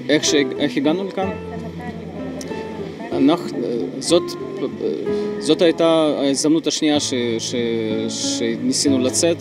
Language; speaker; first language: Hebrew; non-native, fluent; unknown